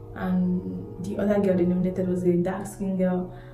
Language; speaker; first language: English; non-native, local second language; Yoruba